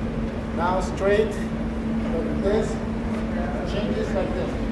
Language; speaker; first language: English; non-native, learner; Spanish